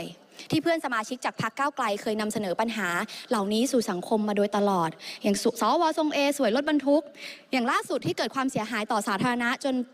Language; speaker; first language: Thai; native; Thai